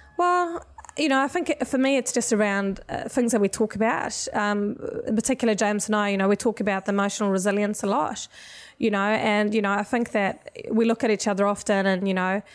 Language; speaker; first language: English; non-native, fluent; Swedish